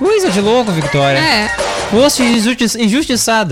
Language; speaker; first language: Portuguese; native; Portuguese